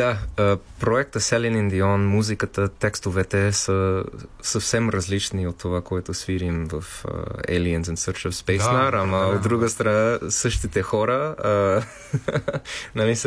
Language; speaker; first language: Bulgarian; non-native, fluent; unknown